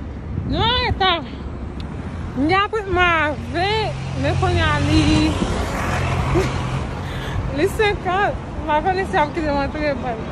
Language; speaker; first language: French; non-native, learner; Haitian Creole